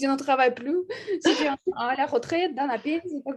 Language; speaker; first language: French; non-native, fluent; Russian